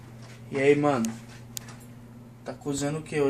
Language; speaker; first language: Portuguese; native; Portuguese